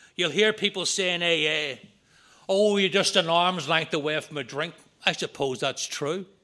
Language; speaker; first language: English; native; English